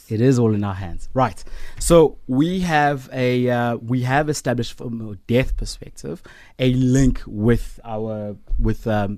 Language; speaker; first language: English; non-native, local second language; Zulu